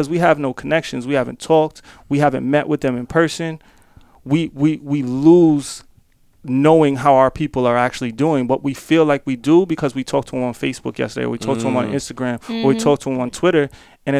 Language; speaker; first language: English; native; English